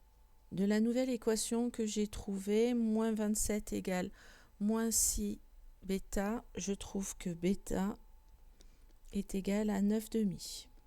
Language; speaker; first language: French; native; French